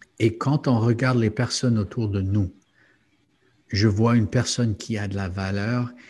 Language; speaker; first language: French; non-native, fluent; English